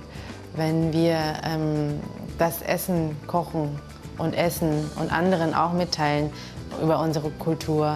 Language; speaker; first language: German; early bilingual, other home language; Filipino